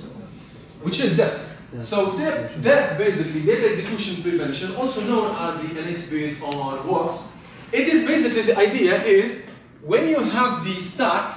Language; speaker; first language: English; non-native, fluent; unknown